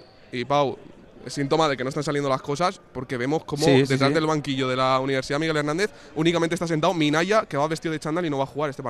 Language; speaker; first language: Spanish; native; Spanish